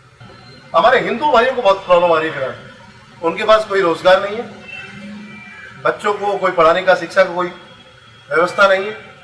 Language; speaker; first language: Hindi; native; Hindi